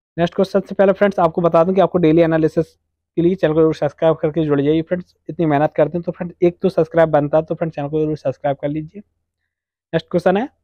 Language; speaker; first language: Hindi; native; Hindi